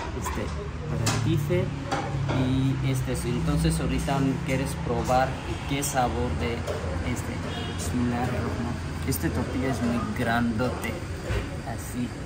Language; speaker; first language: Spanish; non-native, learner; Urdu